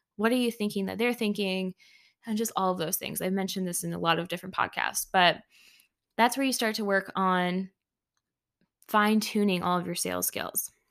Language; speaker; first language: English; native; English